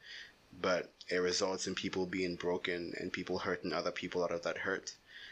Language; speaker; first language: English; non-native, local second language; Akan